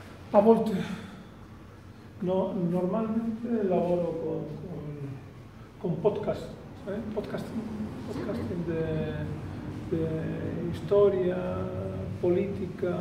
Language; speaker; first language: Italian; non-native, fluent; Spanish